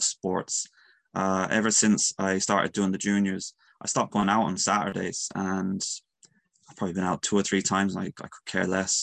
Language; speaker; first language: English; native; English